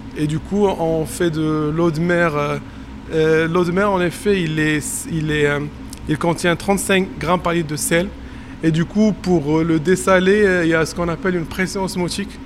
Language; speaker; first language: French; non-native, local second language; Arabic